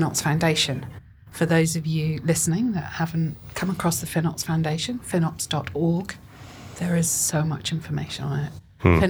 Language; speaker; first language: English; native; English